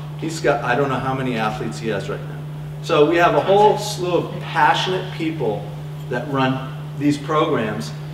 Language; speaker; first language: English; native; English